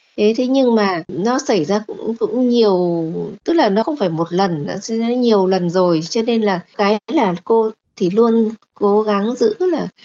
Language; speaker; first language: Vietnamese; native; Vietnamese